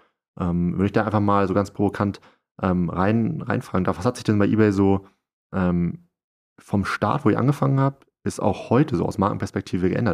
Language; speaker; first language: German; native; German